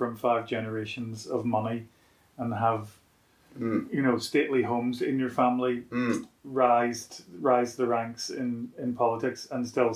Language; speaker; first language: English; native; English